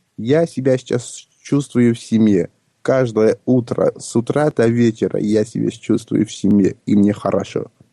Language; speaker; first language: Russian; non-native, local second language; Armenian